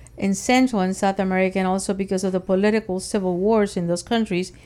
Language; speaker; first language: English; early bilingual, other home language; Spanish